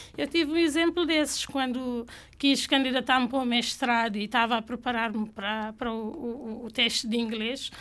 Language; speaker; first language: Portuguese; non-native, local second language; Fula